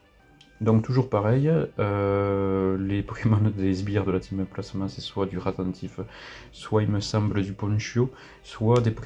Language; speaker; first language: French; native; French